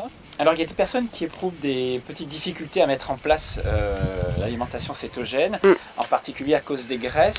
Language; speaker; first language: French; native; French